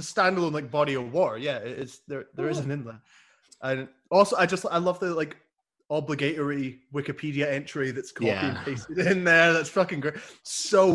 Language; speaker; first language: English; native; English